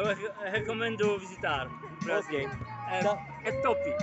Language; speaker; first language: Portuguese; non-native, learner; Polish